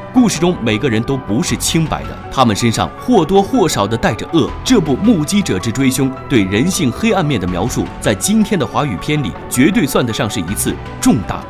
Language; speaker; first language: Chinese; native; Chinese